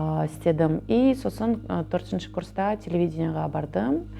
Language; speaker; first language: Kazakh; early bilingual, heritage; Kazakh